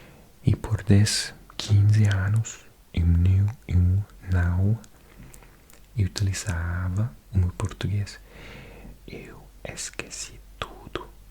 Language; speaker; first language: Portuguese; non-native, fluent; English